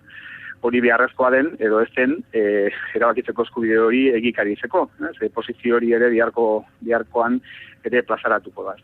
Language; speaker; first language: Basque; native; Basque